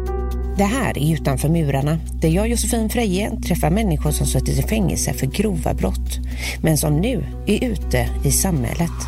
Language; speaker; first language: Swedish; native; Swedish